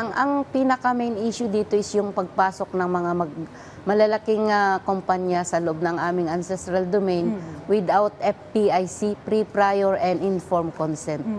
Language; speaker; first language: Filipino; non-native, local second language; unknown